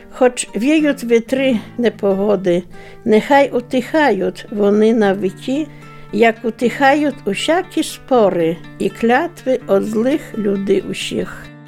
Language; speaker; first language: Ukrainian; native; Ukrainian